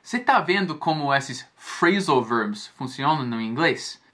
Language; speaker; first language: Portuguese; non-native, fluent; English